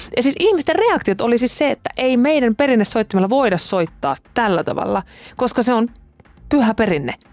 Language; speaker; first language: Finnish; native; Finnish